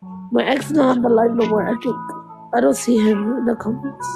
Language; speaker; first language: English; early bilingual, other home language; Spanish